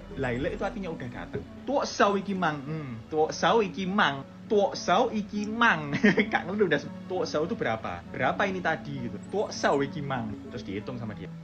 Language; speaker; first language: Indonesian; native; Indonesian